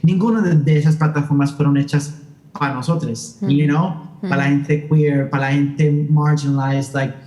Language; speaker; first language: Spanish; early bilingual, heritage; Spanish